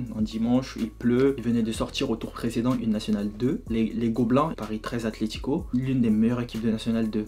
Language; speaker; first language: French; native; French